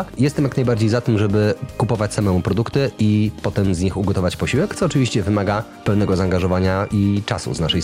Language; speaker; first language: Polish; native; Polish